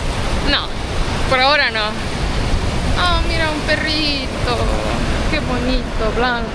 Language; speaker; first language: Spanish; non-native, fluent; Estonian